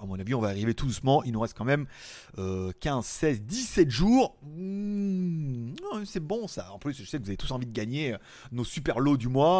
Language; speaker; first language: French; native; French